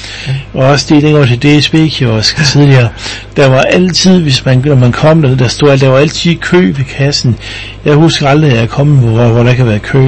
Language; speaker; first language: Danish; native; Danish